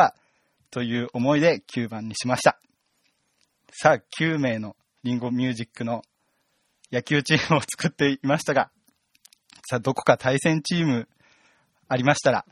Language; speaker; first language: Japanese; native; Japanese